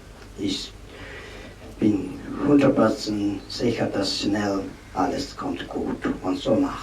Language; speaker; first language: German; non-native, learner; Tibetan